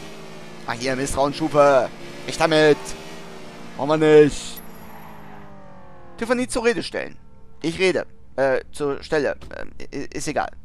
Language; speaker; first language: German; native; German